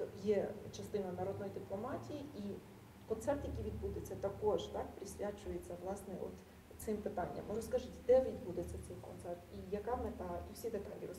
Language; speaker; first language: Ukrainian; non-native, fluent; Georgian